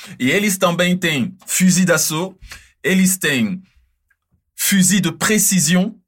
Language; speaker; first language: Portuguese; non-native, fluent; French